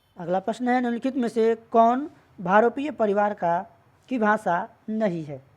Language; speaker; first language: Hindi; native; Hindi